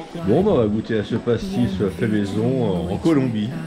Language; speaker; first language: French; native; French